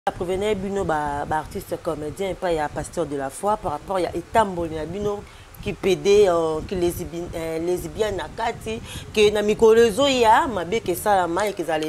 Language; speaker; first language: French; non-native, local second language; Lingala